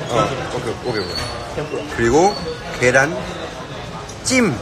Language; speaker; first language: Korean; non-native, learner; Cantonese